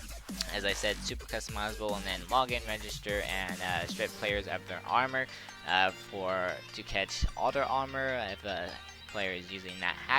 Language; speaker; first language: English; native; English